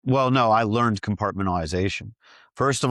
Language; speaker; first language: English; native; English